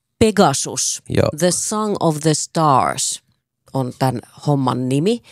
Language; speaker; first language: Finnish; native; Finnish